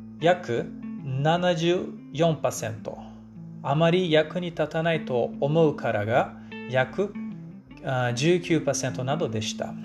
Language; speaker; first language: Japanese; non-native, fluent; Portuguese